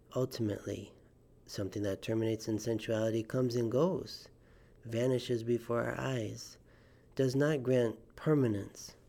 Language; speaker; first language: English; native; English